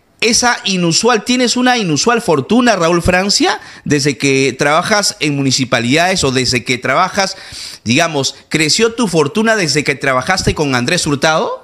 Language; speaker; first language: Spanish; native; Spanish